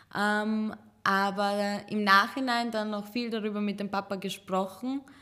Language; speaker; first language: German; early bilingual, other home language; Serbian